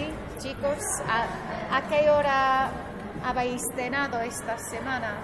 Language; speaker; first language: Spanish; non-native, fluent; English